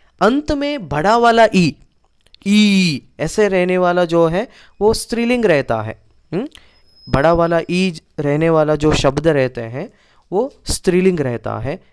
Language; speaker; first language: Hindi; non-native, local second language; Kannada